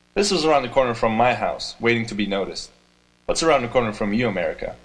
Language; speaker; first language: English; non-native, fluent; Turkish